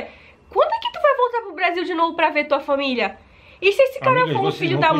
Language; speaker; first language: Portuguese; native; Portuguese